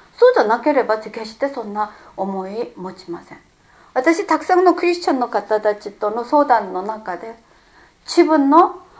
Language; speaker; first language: Japanese; non-native, fluent; Korean